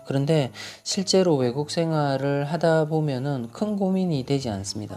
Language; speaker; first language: Korean; native; Korean